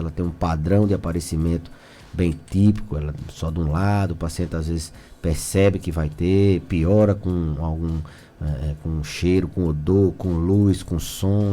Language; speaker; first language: Portuguese; native; Portuguese